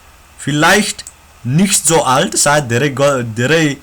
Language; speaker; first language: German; non-native, learner; Nepali